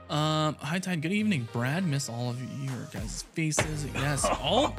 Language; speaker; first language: English; native; English